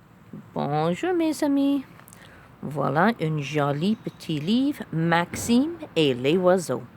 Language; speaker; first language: French; non-native, fluent; English